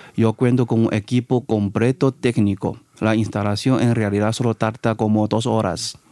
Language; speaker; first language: Spanish; non-native, fluent; Chinese